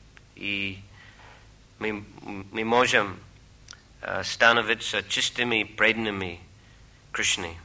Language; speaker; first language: Russian; non-native, fluent; English